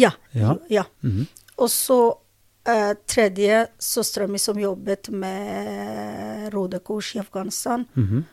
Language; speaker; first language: Norwegian; non-native, learner; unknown